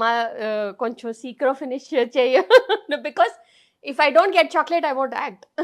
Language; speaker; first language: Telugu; non-native, fluent; Tamil